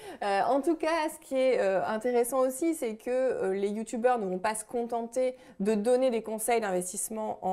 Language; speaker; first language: French; native; French